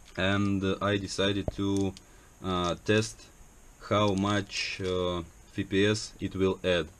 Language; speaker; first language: English; non-native, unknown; Russian